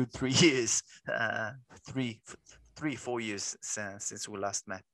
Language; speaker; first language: English; non-native, fluent; Hebrew